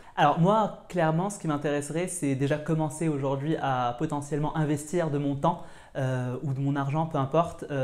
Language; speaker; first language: French; non-native, local second language; Arabic